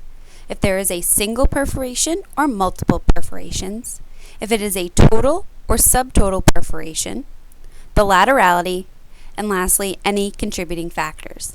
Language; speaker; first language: English; native; English